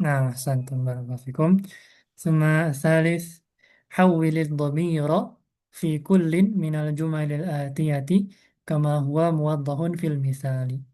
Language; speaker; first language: Arabic; non-native, fluent; Indonesian